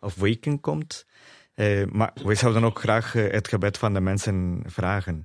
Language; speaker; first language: Dutch; non-native, fluent; Spanish